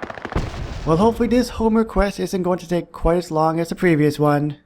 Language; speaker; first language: English; native; English